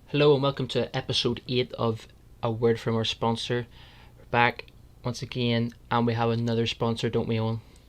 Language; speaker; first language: English; native; English